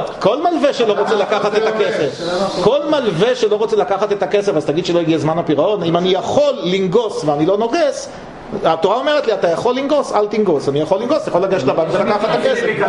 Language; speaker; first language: Hebrew; native; Hebrew